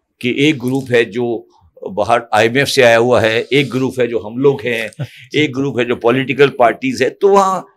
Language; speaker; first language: Urdu; native; Urdu